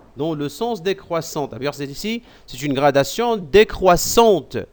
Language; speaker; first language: French; non-native, local second language; Arabic